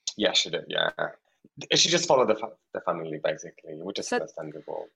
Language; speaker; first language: English; non-native, fluent; Polish